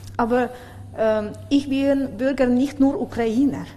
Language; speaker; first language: German; non-native, learner; Ukrainian